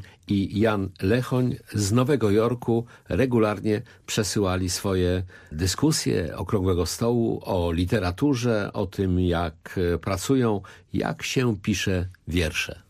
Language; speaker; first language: Polish; native; Polish